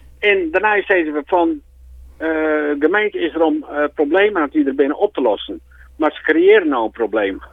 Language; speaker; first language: Dutch; non-native, local second language; Western Frisian